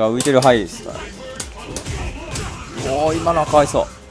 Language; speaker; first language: Japanese; native; Japanese